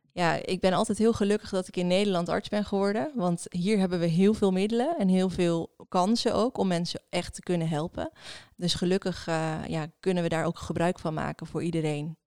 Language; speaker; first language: Dutch; early bilingual, other home language; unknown